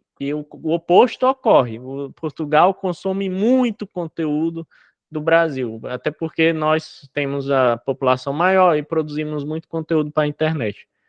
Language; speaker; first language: Portuguese; native; Portuguese